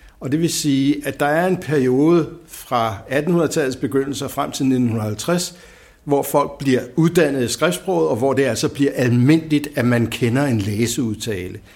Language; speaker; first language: Danish; native; Danish